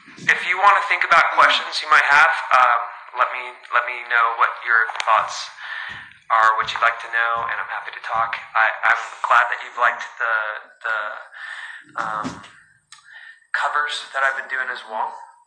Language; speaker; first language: English; early bilingual, other home language; Spanish